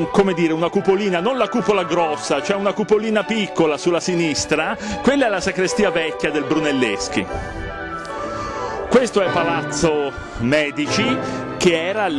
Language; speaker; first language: Italian; native; Italian